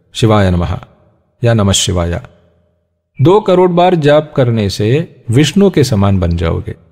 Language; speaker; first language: Hindi; native; Hindi